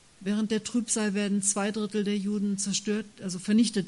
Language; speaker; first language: German; native; German